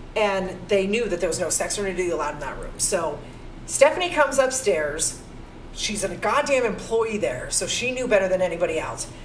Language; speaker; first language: English; native; English